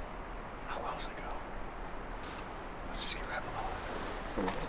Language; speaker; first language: English; native; English